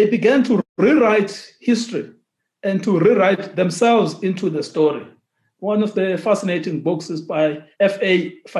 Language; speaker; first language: English; non-native, local second language; Xhosa